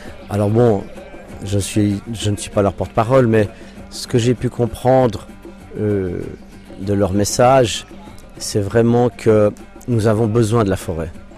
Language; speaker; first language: French; non-native, local second language; English